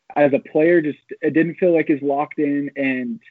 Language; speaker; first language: English; native; English